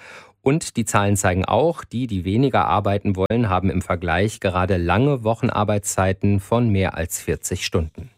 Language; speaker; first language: German; native; German